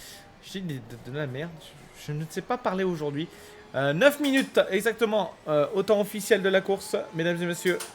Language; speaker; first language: French; native; French